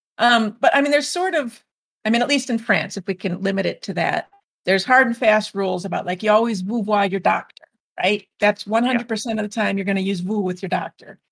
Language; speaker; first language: English; native; English